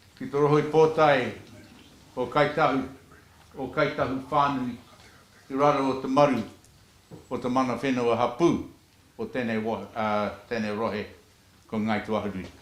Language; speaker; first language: Māori; non-native, local second language; English